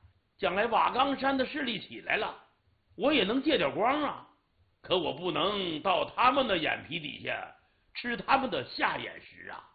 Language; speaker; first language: Chinese; native; Chinese